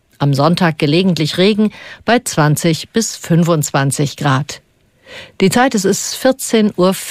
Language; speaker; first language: German; native; German